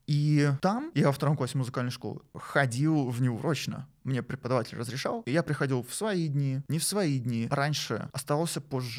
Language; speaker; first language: Russian; native; Russian